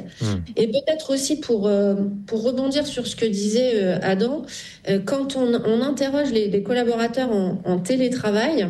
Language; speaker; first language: French; native; French